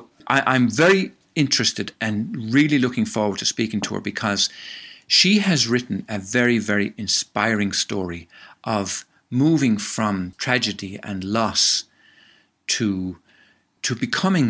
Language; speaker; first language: English; native; English